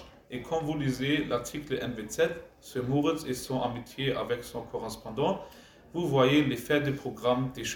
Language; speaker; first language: French; non-native, learner; German